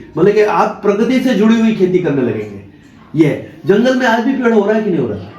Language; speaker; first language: Hindi; non-native, local second language; Marathi